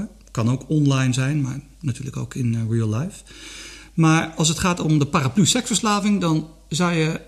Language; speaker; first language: Dutch; native; Dutch